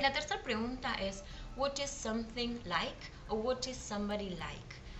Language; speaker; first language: English; non-native, fluent; Spanish